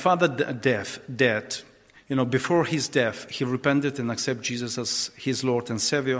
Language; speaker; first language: English; non-native, learner; Ukrainian